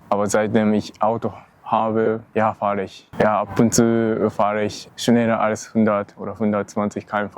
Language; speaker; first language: German; non-native, learner; Japanese